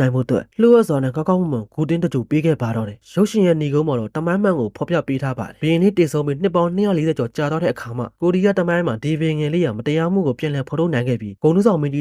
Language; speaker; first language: Burmese; native; Burmese